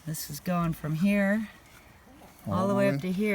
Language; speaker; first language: English; native; English